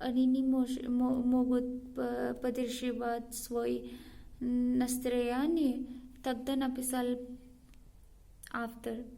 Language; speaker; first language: Russian; non-native, learner; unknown